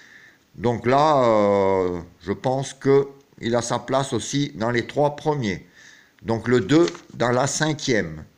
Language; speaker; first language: French; native; French